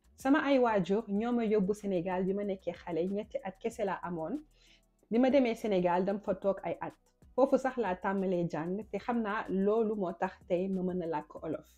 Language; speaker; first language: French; native; French